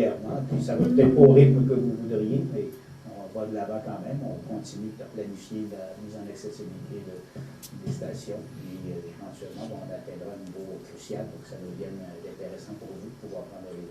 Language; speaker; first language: French; native; French